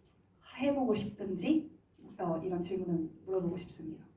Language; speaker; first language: Korean; non-native, fluent; Cantonese